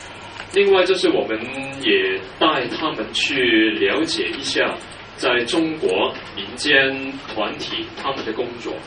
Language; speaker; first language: Chinese; non-native, local second language; Cantonese